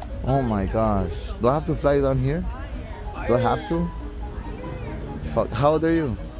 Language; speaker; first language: English; early bilingual, other home language; Spanish